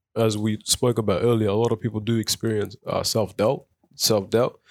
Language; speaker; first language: English; early bilingual, other home language; Arabic